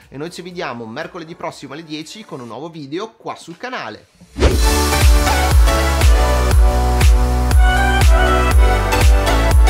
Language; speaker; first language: Italian; native; Italian